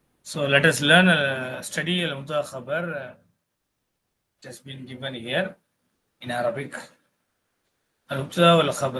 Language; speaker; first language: English; non-native, local second language; Tamil